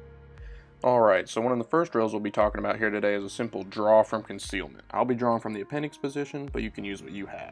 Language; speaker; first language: English; native; English